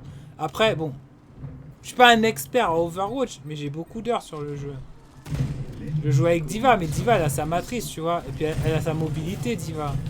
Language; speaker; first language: French; native; French